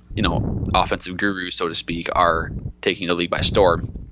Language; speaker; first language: English; native; English